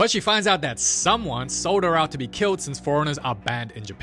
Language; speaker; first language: English; native; English